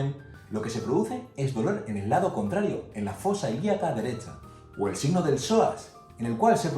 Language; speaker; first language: Spanish; native; Spanish